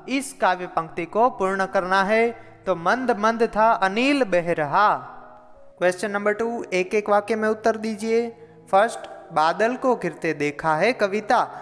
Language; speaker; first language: Hindi; non-native, local second language; Gujarati